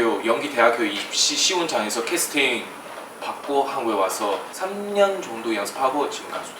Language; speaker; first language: Korean; non-native, fluent; Chinese